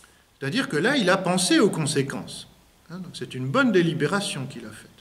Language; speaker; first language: French; native; French